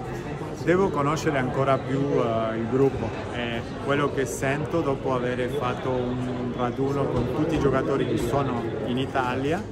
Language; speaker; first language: Italian; non-native, fluent; Spanish